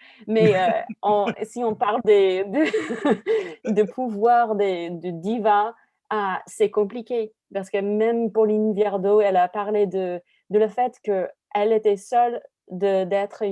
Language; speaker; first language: French; non-native, fluent; English